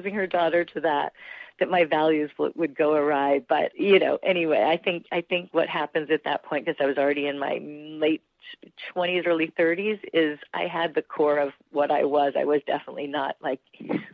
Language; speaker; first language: English; native; English